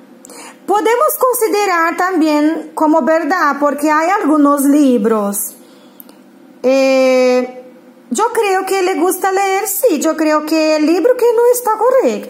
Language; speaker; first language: Spanish; non-native, fluent; Portuguese